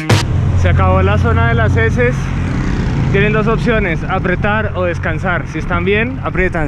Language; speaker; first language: Spanish; native; Spanish